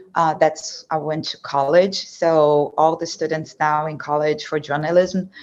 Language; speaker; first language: English; non-native, fluent; Portuguese